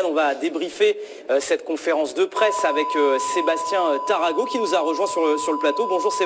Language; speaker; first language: French; native; French